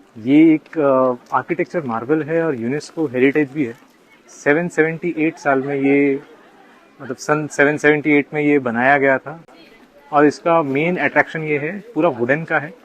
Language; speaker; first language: Hindi; non-native, local second language; Bangla